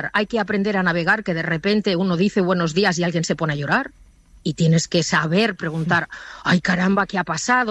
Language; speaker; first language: Spanish; native; Spanish